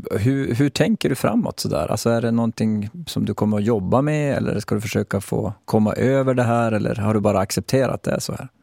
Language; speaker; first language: Swedish; native; Swedish